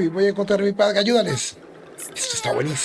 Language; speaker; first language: Spanish; native; Spanish